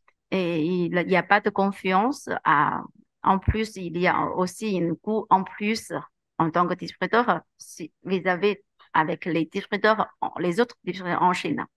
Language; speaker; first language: French; non-native, learner; Chinese